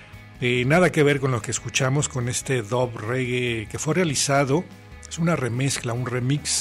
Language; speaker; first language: Spanish; native; Spanish